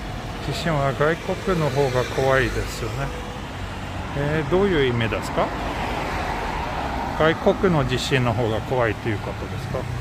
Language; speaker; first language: Japanese; non-native, fluent; Swedish